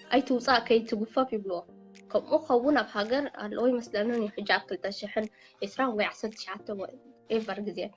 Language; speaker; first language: Tigrinya; early bilingual, heritage; Tigrinya